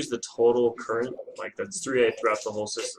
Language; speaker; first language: English; native; English